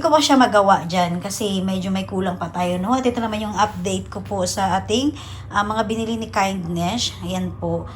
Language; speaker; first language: Filipino; non-native, local second language; Hiligaynon